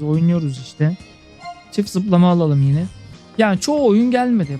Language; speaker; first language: Turkish; native; Turkish